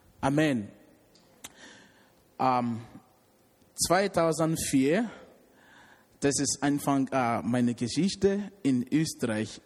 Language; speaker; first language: German; non-native, learner; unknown